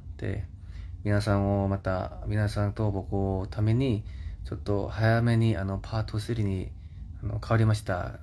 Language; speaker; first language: Japanese; non-native, fluent; Korean